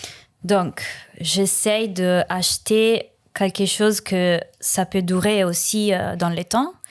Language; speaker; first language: French; non-native, learner; Italian